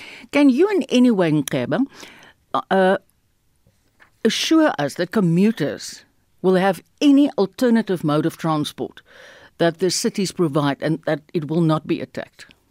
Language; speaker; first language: English; non-native, local second language; Afrikaans